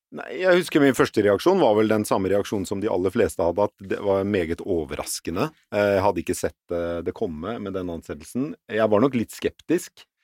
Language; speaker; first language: Norwegian; native; Norwegian